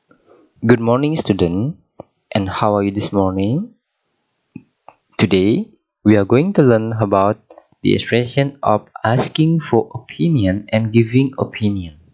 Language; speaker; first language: English; non-native, fluent; Indonesian